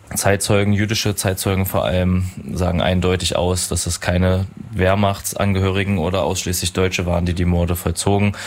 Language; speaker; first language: German; native; German